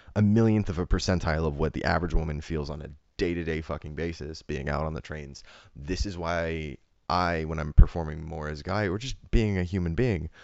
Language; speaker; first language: English; native; English